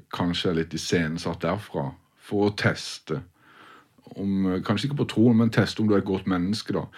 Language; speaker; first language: Norwegian; native; Norwegian